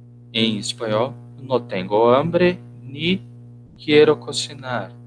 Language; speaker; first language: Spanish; non-native, fluent; Portuguese